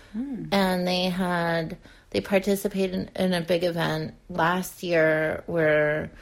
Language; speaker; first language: English; native; English